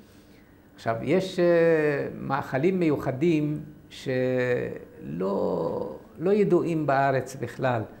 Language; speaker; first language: Hebrew; non-native, fluent; Arabic